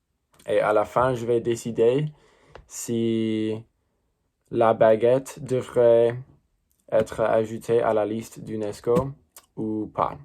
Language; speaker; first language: French; non-native, learner; English